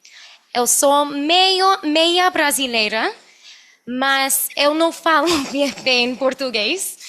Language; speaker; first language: Portuguese; early bilingual, heritage; English